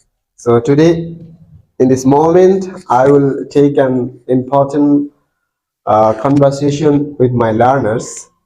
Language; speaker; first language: English; non-native, fluent; Bangla